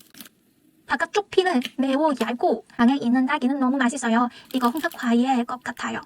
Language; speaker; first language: Korean; non-native, learner; Cantonese